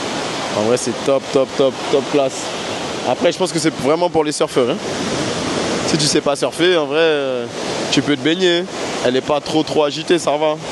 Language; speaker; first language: French; native; French